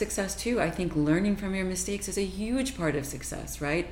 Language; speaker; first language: English; native; English